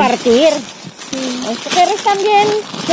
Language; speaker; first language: Spanish; non-native, learner; Filipino